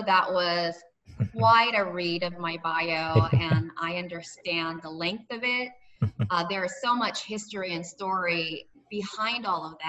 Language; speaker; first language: English; early bilingual, other home language; Cebuano